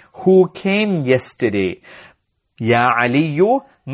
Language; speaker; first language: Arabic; non-native, fluent; English